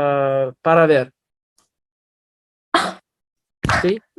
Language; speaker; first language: Spanish; non-native, learner; English